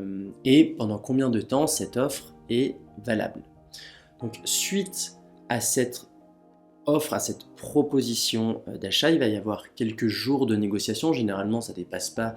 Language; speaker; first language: French; native; French